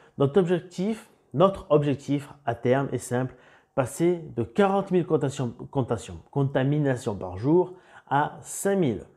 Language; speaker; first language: French; native; French